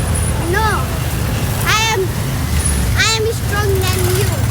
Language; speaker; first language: English; non-native, learner; Nepali